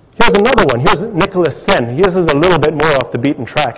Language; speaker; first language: English; native; English